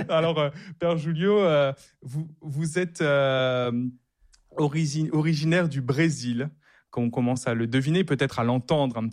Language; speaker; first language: French; native; French